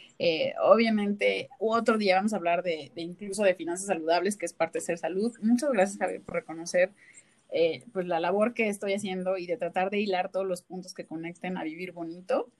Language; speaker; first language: Spanish; native; Spanish